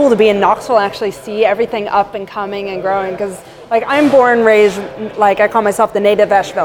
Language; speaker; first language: English; native; English